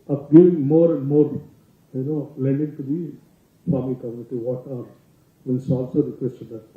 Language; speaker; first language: English; non-native, local second language; Telugu